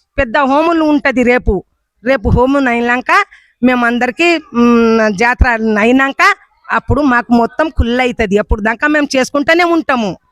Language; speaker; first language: Telugu; non-native, local second language; Lambadi